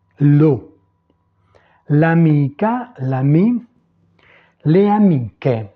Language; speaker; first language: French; non-native, fluent; Italian